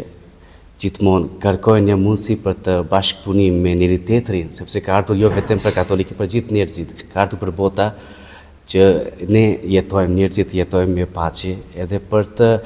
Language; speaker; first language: Albanian; non-native, fluent; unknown